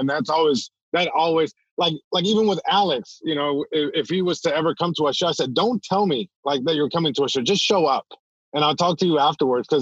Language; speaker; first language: English; early bilingual, other home language; Spanish